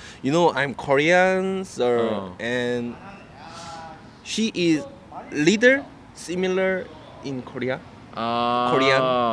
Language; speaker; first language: English; non-native, learner; Korean